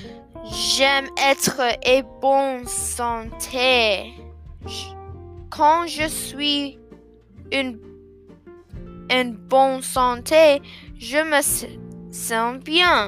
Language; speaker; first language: French; non-native, learner; English